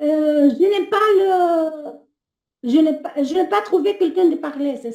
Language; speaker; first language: French; non-native, learner; Albanian